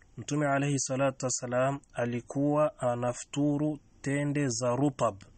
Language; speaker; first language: Swahili; native; Swahili